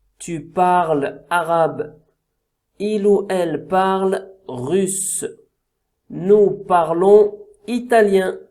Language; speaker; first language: French; native; French